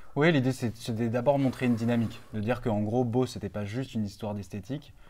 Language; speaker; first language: French; native; French